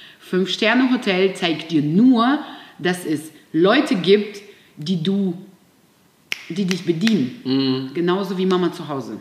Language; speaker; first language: German; non-native, fluent; Russian